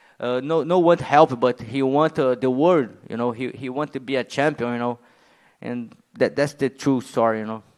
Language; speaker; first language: English; non-native, learner; Portuguese